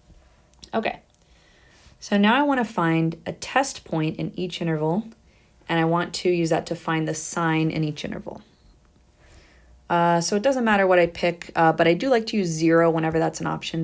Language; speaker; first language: English; native; English